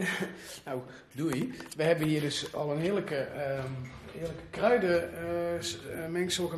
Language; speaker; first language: Dutch; native; Dutch